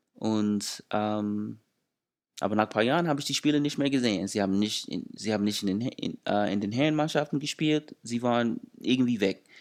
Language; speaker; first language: German; non-native, fluent; English